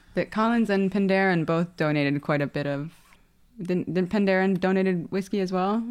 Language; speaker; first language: English; native; English